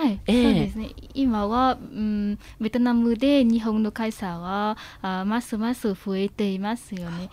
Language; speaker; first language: Japanese; non-native, fluent; Vietnamese